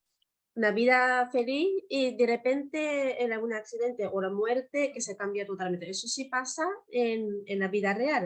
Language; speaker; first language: Spanish; non-native, learner; Japanese